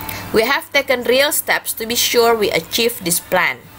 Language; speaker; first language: English; non-native, learner; Indonesian